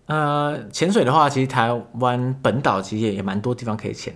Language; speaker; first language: Chinese; native; Chinese